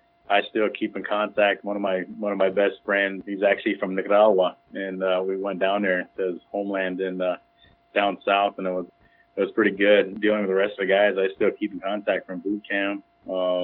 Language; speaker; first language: English; native; English